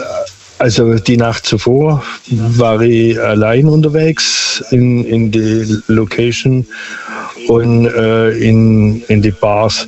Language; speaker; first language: German; non-native, local second language; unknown